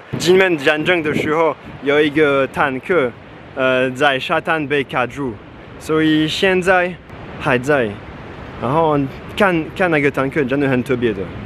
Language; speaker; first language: Chinese; non-native, fluent; French